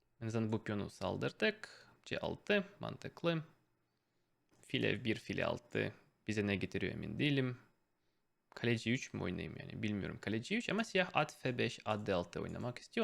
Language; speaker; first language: Turkish; non-native, fluent; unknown